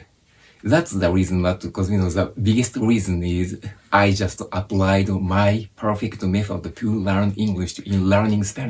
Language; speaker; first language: English; non-native, fluent; Japanese